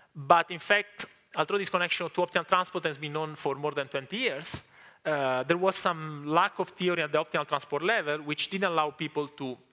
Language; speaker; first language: English; non-native, fluent; Italian